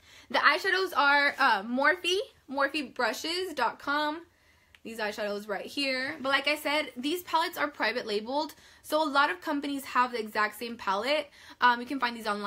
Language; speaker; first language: English; early bilingual, other home language; Spanish